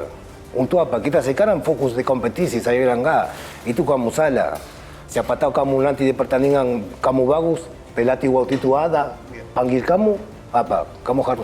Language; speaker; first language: Indonesian; non-native, fluent; Spanish